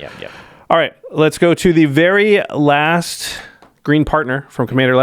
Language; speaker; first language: English; native; English